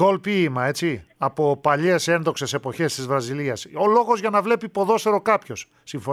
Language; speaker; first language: Greek; native; Greek